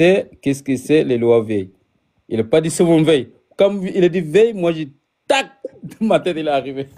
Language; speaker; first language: French; non-native, learner; Arabic